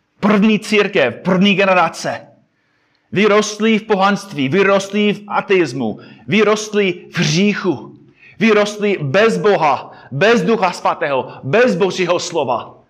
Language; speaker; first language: Czech; non-native, fluent; English